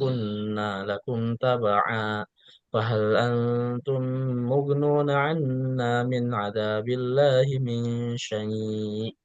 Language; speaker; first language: Arabic; non-native, fluent; Indonesian